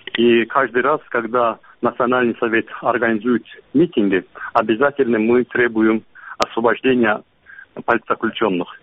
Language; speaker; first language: Russian; non-native, local second language; Azerbaijani